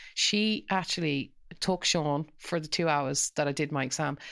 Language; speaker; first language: English; native; English